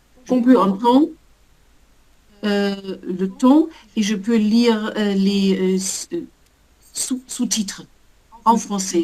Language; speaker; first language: French; non-native, learner; German